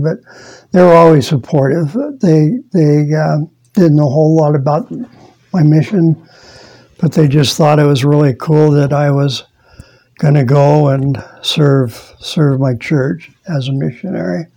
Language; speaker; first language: English; native; English